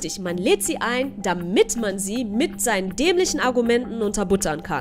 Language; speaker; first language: German; native; German